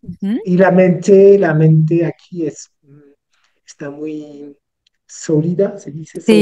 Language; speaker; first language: Spanish; non-native, learner; French